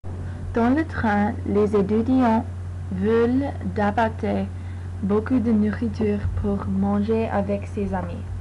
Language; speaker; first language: French; non-native, learner; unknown